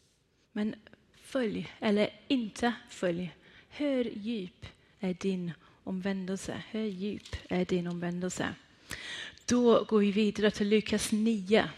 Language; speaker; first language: Swedish; non-native, fluent; Persian